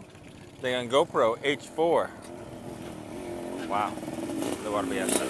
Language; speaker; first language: Indonesian; non-native, fluent; English